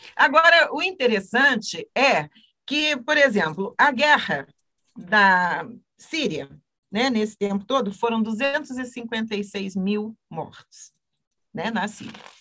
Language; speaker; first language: Portuguese; native; Portuguese